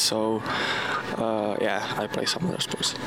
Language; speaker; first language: English; non-native, learner; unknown